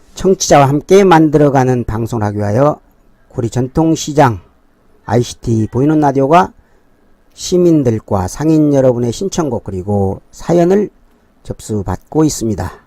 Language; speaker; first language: Korean; native; Korean